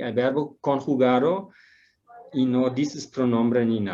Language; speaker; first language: Spanish; non-native, fluent; German